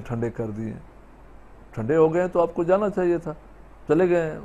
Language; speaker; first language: Urdu; non-native, local second language; Sindhi